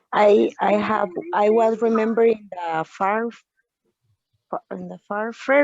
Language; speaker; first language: English; non-native, learner; Spanish